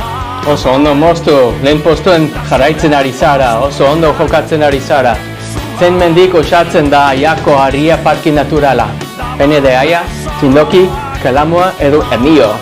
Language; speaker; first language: Basque; non-native, learner; English